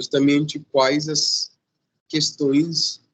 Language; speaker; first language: Portuguese; non-native, fluent; Spanish